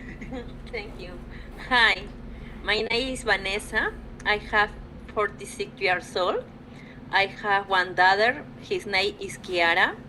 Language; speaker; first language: English; non-native, learner; Spanish